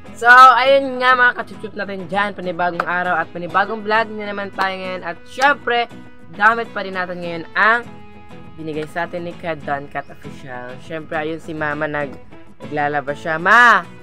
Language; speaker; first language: Filipino; non-native, local second language; Bikol